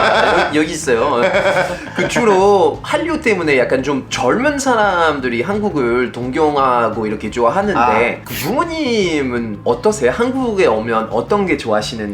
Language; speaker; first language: Korean; non-native, fluent; French